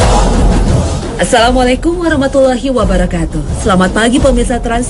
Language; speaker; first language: Indonesian; native; Indonesian